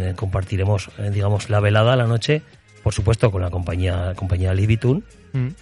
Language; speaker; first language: Spanish; native; Spanish